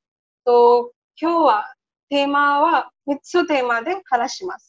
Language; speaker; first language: Japanese; non-native, learner; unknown